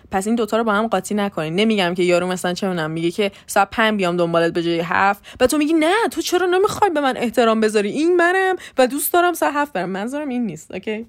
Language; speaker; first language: Persian; early bilingual, heritage; Persian